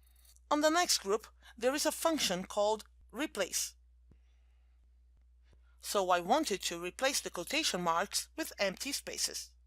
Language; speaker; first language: English; non-native, fluent; Portuguese